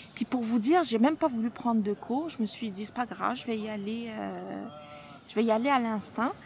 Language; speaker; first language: French; non-native, local second language; Arabic